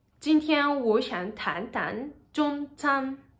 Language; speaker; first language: Chinese; non-native, learner; Japanese